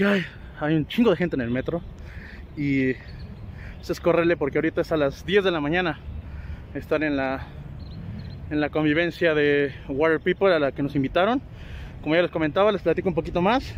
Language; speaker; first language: Spanish; native; Spanish